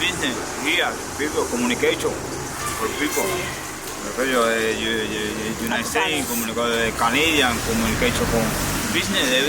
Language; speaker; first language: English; non-native, learner; Spanish